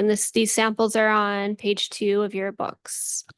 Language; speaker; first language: English; native; English